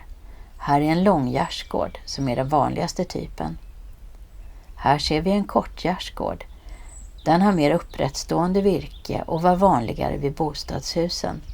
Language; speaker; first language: Swedish; native; Swedish